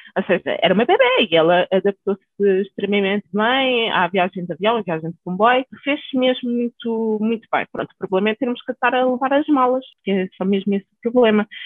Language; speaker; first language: Portuguese; early bilingual, other home language; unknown